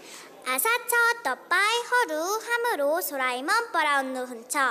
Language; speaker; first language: Nepali; non-native, learner; Korean